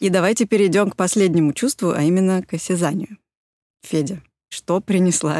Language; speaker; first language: Russian; native; Russian